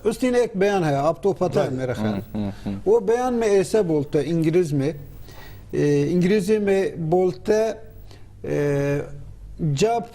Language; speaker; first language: Hindi; non-native, learner; Turkish